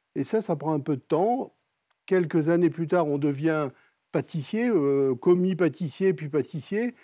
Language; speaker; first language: French; native; French